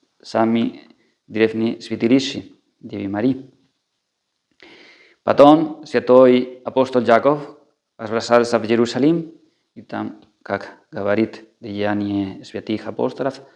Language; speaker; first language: Russian; non-native, fluent; Spanish